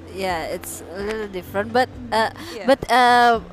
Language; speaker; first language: English; non-native, fluent; Indonesian